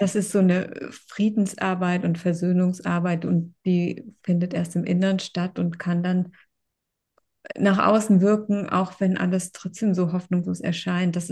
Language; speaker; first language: German; native; German